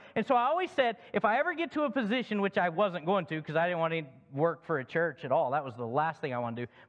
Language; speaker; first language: English; native; English